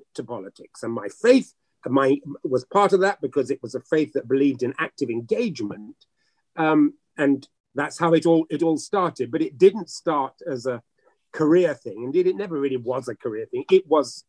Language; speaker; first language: English; native; English